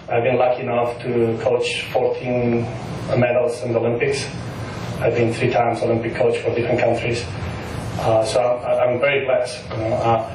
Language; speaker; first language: English; non-native, fluent; Spanish